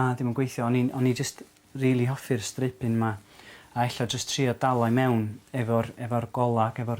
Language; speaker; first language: Welsh; native; Welsh